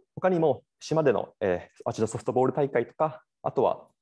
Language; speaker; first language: Japanese; native; Japanese